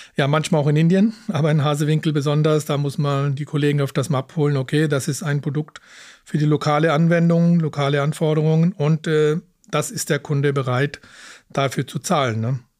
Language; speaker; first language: German; early bilingual, other home language; Punjabi